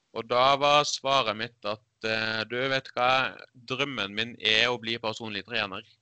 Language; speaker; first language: Norwegian; early bilingual, other home language; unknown